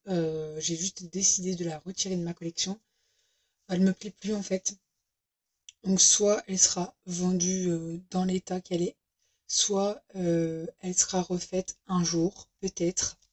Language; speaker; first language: French; native; French